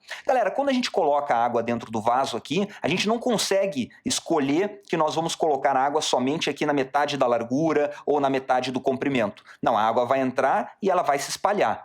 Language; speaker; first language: Portuguese; native; Portuguese